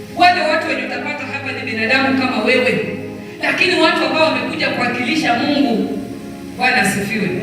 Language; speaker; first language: Swahili; non-native, local second language; Luyia